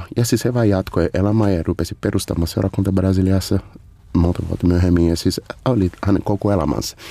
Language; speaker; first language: Finnish; non-native, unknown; Portuguese